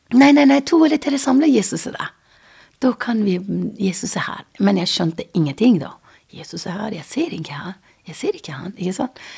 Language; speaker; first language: Norwegian; non-native, fluent; Persian